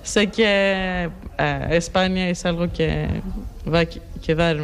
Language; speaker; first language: Spanish; non-native, learner; Greek